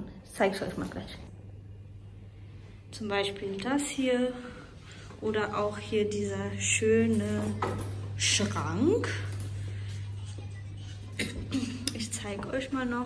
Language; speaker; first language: German; early bilingual, other home language; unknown